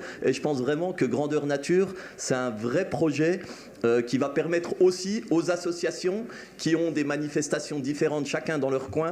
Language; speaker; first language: French; native; French